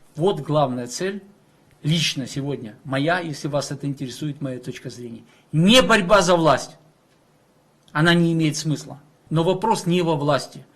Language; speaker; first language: Russian; native; Russian